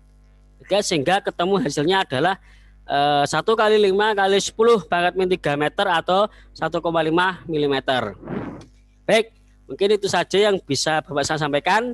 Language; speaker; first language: Indonesian; native; Indonesian